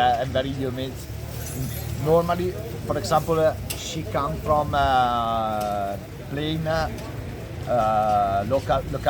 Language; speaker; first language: English; non-native, learner; Italian